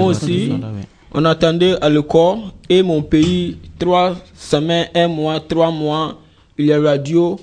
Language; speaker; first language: French; non-native, learner; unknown